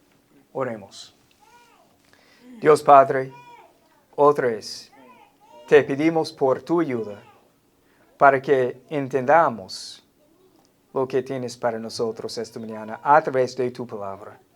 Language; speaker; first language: Spanish; non-native, fluent; English